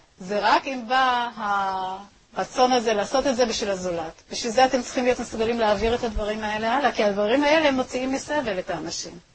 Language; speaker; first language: Hebrew; native; Hebrew